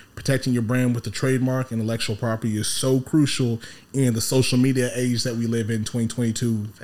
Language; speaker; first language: English; early bilingual, other home language; Yoruba